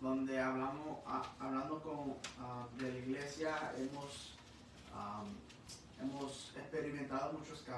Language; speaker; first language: Spanish; early bilingual, heritage; English